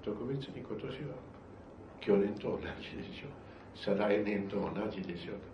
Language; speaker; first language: Japanese; non-native, fluent; Spanish